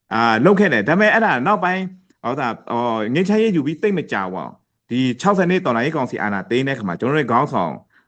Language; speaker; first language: Burmese; non-native, local second language; Pa'o Karen